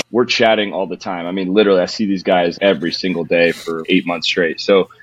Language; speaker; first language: English; native; English